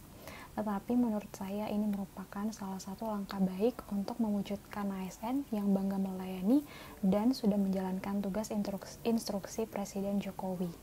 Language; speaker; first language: Indonesian; native; Indonesian